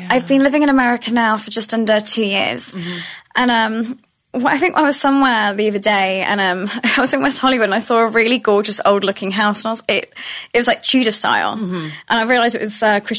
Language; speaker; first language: English; native; English